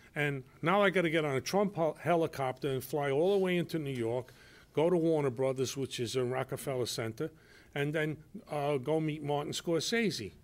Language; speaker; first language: English; native; English